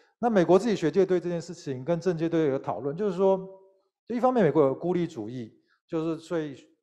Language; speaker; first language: Chinese; native; Chinese